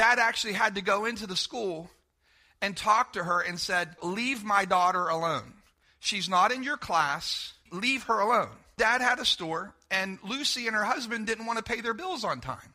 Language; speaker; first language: English; native; English